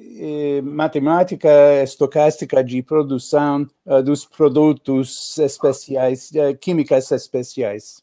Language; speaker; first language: Portuguese; non-native, learner; English